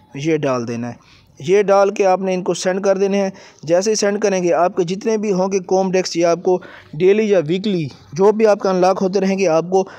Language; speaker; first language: Urdu; native; Urdu